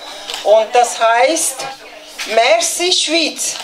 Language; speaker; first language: German; non-native, fluent; Tibetan